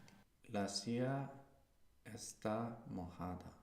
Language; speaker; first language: Spanish; non-native, learner; English